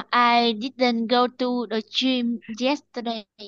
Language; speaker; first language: English; non-native, learner; Vietnamese